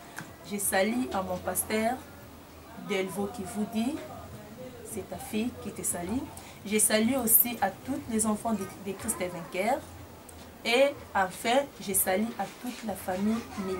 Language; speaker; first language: French; non-native, local second language; Lingala